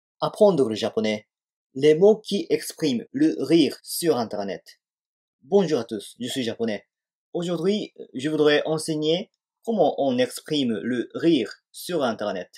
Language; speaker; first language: French; non-native, fluent; Japanese